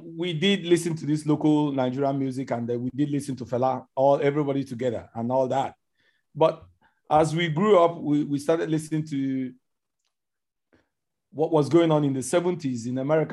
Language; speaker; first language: English; non-native, local second language; Igbo